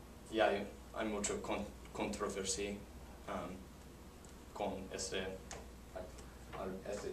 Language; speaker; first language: Spanish; non-native, learner; English